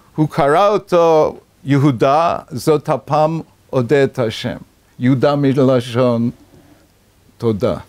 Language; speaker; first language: Hebrew; non-native, fluent; English